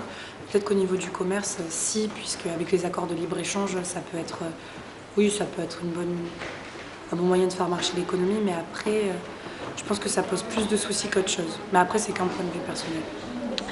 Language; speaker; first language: French; native; French